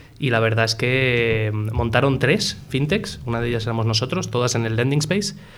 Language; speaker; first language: Spanish; native; Spanish